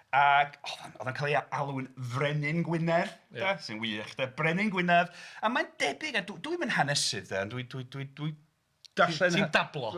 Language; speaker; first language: Welsh; native; Welsh